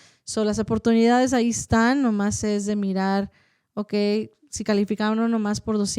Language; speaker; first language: Spanish; early bilingual, heritage; Spanish